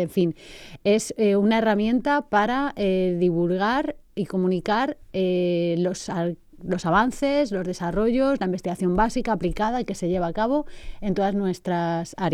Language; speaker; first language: Spanish; native; Spanish